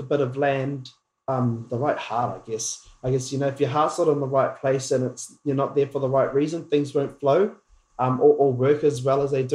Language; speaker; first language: English; native; English